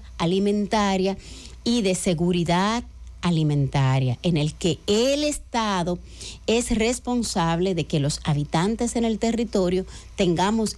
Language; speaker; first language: Spanish; native; Spanish